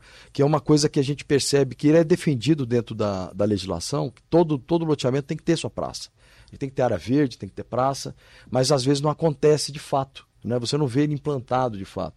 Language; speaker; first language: Portuguese; native; Portuguese